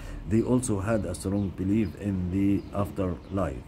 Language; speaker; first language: English; non-native, fluent; Arabic